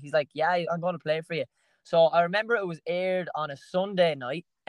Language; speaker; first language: English; native; English